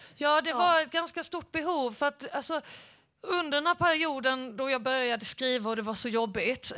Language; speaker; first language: Swedish; native; Swedish